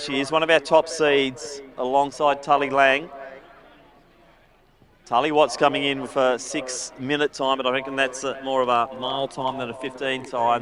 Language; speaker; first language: English; native; English